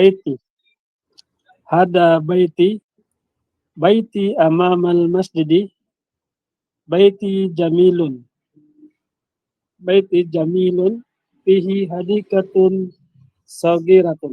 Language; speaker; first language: Arabic; non-native, learner; Filipino